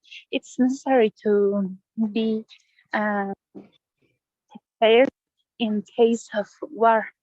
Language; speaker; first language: English; non-native, learner; Spanish